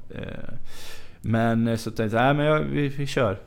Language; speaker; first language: Swedish; native; Swedish